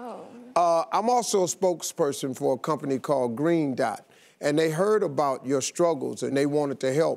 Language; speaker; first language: English; native; English